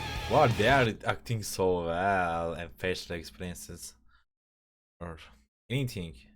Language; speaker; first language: English; non-native, learner; Turkish